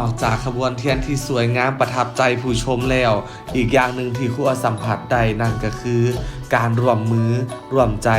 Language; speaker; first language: Thai; non-native, local second language; Lao